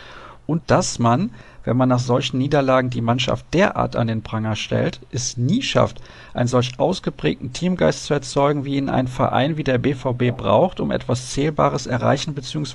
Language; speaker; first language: German; native; German